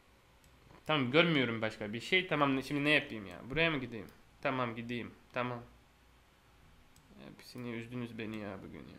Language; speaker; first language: Turkish; non-native, fluent; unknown